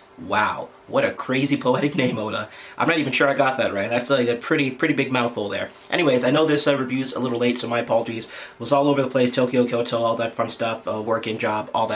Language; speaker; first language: English; native; English